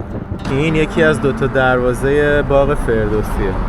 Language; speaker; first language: Persian; native; Persian